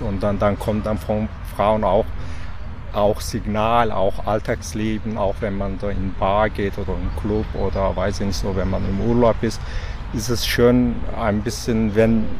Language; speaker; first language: German; non-native, learner; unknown